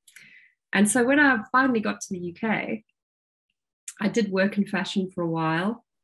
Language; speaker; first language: English; native; English